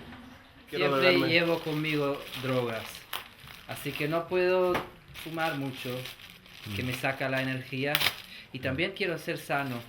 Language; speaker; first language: Spanish; non-native, fluent; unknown